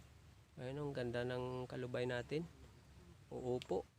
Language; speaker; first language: Filipino; native; Filipino